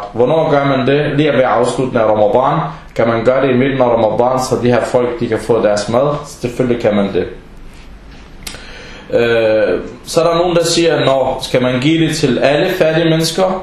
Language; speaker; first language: Danish; non-native, fluent; Arabic